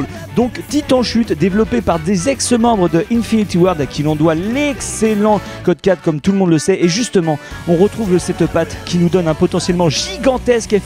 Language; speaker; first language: French; native; French